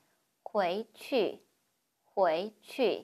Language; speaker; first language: Chinese; non-native, fluent; Korean